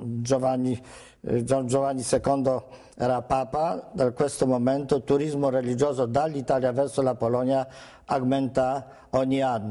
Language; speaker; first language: Italian; non-native, fluent; Polish